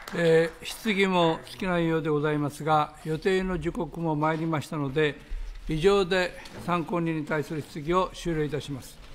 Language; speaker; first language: Japanese; native; Japanese